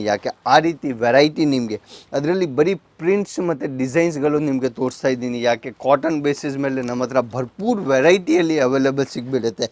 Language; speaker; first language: Kannada; non-native, local second language; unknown